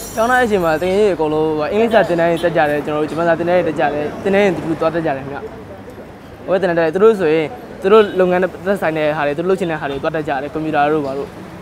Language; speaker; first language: Burmese; native; Burmese